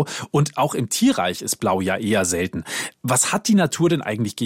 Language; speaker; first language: German; native; German